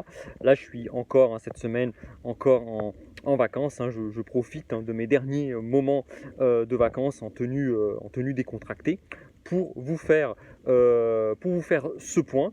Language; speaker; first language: French; native; French